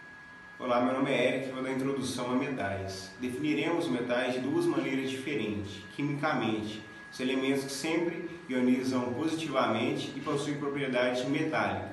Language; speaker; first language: Portuguese; native; Portuguese